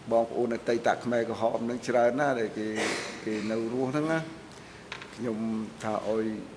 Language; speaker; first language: Khmer; native; Khmer